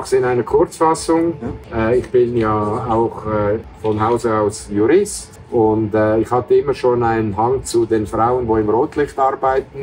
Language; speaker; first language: German; native; German